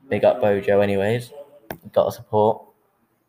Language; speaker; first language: English; native; English